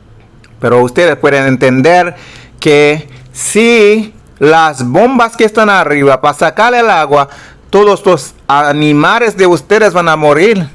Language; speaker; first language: Spanish; non-native, fluent; Haitian Creole